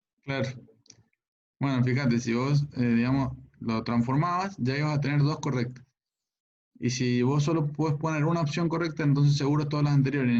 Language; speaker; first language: Spanish; native; Spanish